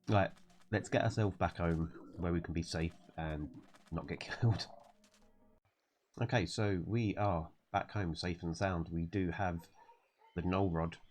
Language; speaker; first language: English; native; English